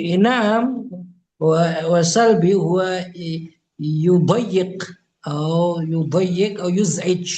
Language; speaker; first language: Arabic; non-native, fluent; Indonesian